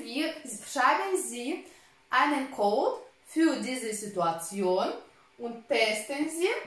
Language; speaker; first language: German; non-native, fluent; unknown